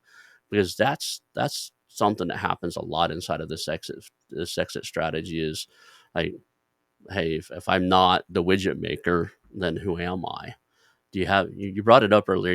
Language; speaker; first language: English; native; English